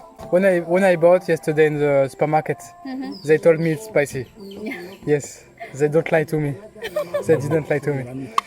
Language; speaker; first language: English; non-native, learner; French